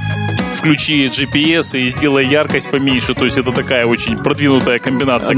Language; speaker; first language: Russian; native; Russian